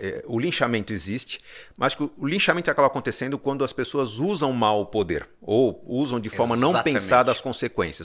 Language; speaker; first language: Portuguese; native; Portuguese